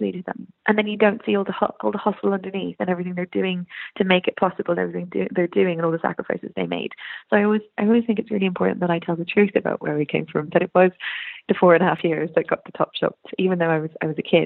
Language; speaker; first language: English; native; English